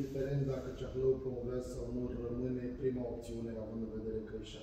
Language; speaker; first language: Romanian; native; Romanian